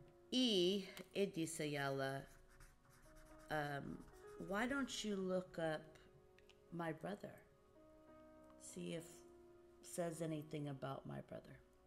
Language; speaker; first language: English; early bilingual, other home language; Portuguese